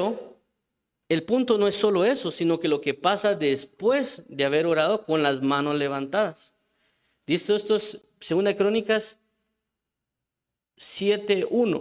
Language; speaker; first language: Spanish; native; Spanish